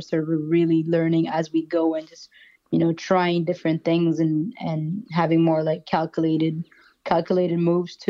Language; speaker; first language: English; native; English